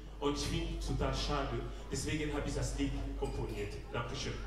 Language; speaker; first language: German; non-native, learner; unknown